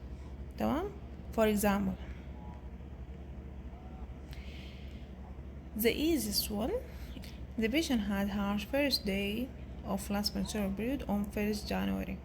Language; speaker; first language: English; non-native, local second language; Arabic